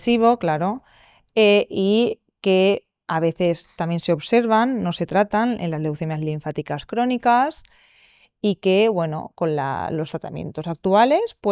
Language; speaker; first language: Spanish; native; Spanish